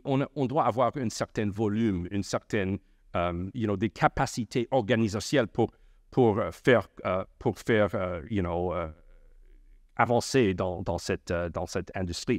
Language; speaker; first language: French; non-native, local second language; English